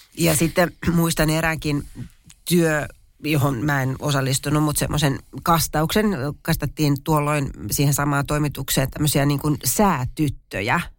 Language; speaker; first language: Finnish; native; Finnish